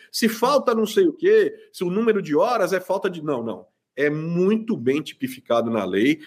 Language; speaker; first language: Portuguese; native; Portuguese